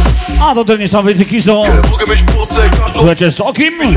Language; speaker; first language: Polish; native; Polish